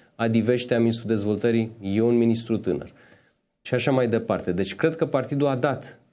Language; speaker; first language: Romanian; native; Romanian